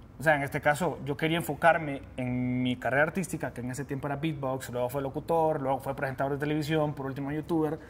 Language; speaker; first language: Spanish; native; Spanish